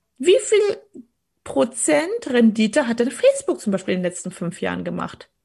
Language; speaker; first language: German; early bilingual, other home language; Polish